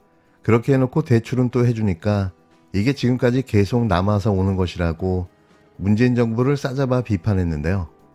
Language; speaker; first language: Korean; native; Korean